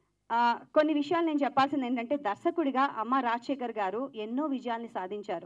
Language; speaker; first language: Telugu; native; Telugu